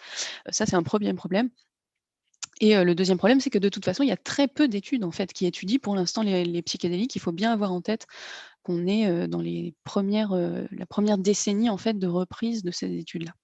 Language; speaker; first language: French; native; French